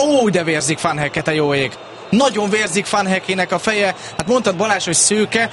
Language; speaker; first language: Hungarian; native; Hungarian